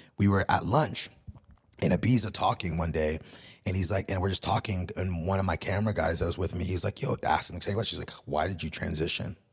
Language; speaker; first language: English; early bilingual, other home language; Spanish